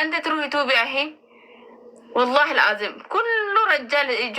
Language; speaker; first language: Arabic; native; Arabic